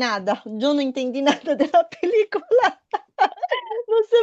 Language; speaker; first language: Spanish; non-native, fluent; Portuguese